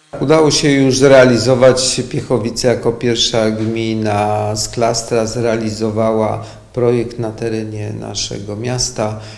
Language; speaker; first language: Polish; native; Polish